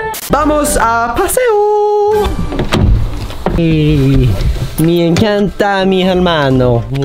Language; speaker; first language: Spanish; non-native, learner; English